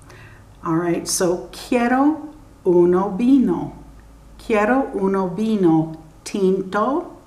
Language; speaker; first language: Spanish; non-native, learner; English